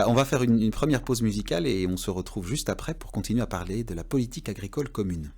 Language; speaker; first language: French; native; French